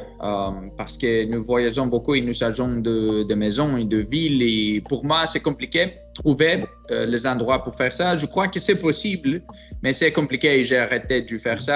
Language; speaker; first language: French; non-native, learner; Greek